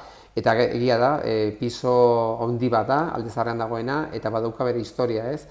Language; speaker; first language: Basque; non-native, local second language; Spanish